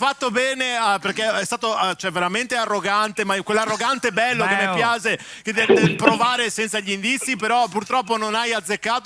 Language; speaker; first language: Italian; native; Italian